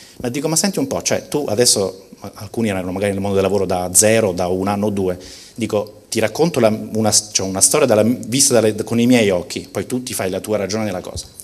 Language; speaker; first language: Italian; early bilingual, heritage; Italian